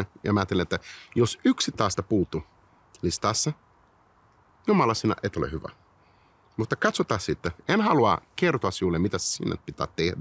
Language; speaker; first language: Finnish; non-native, fluent; Portuguese